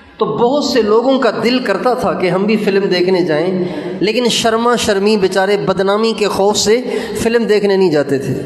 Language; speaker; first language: Urdu; non-native, local second language; Sindhi